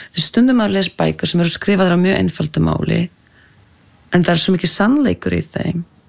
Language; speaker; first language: Icelandic; non-native, fluent; French